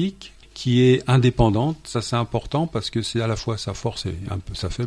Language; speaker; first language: French; native; French